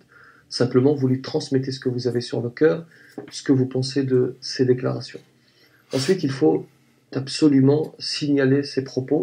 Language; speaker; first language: French; native; French